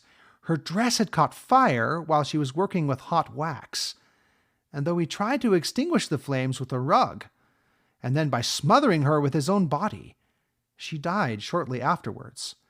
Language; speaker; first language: English; native; English